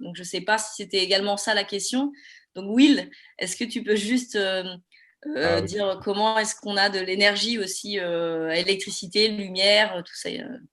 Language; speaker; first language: French; native; French